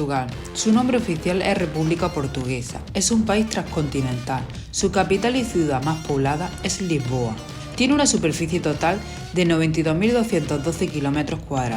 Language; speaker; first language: Spanish; native; Spanish